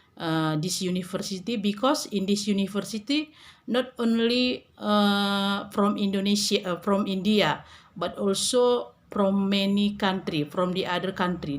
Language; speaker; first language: English; non-native, learner; Indonesian